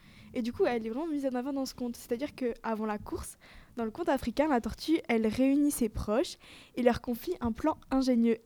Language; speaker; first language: French; native; French